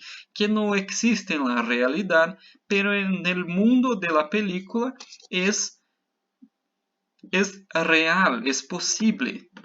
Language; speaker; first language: Spanish; non-native, fluent; Portuguese